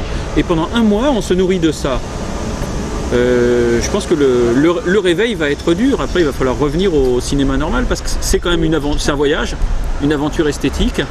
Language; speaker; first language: French; native; French